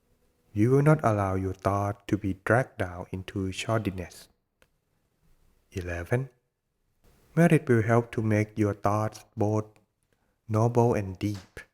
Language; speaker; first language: English; non-native, fluent; Thai